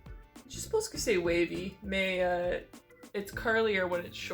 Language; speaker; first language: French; non-native, fluent; English